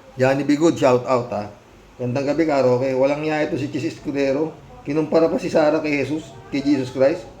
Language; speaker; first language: Filipino; native; Filipino